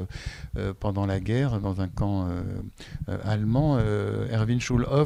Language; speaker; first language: French; native; French